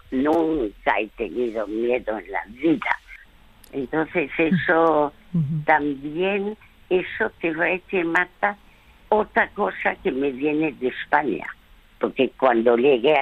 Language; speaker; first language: Spanish; non-native, fluent; French